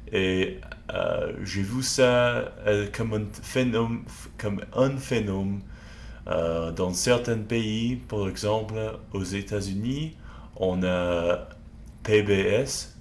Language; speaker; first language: French; non-native, learner; English